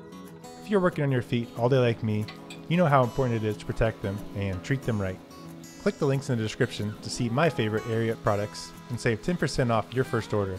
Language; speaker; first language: English; native; English